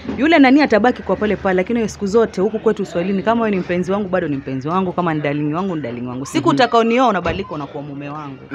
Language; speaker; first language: Swahili; native; Swahili